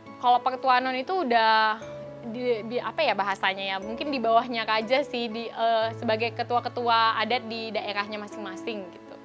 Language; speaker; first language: Indonesian; native; Indonesian